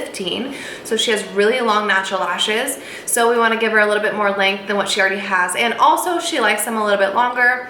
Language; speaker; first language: English; native; English